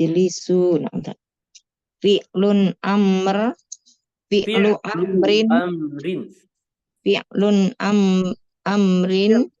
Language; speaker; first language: Arabic; non-native, learner; Indonesian